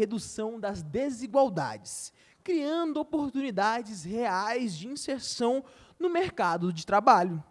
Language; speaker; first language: Portuguese; native; Portuguese